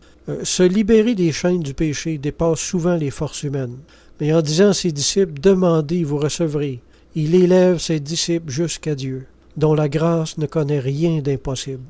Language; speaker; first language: French; native; French